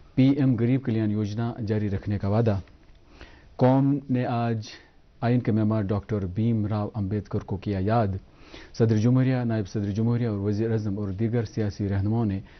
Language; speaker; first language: Hindi; non-native, local second language; Kashmiri